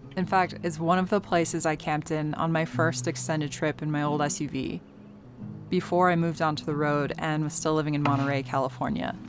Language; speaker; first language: English; native; English